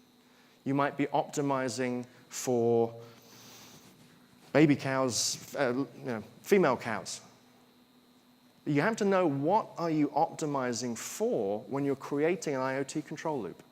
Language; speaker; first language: English; native; English